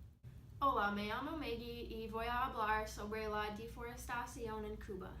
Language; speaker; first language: Spanish; non-native, learner; English